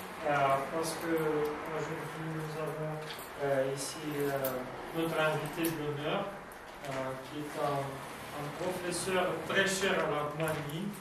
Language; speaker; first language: French; non-native, fluent; Romanian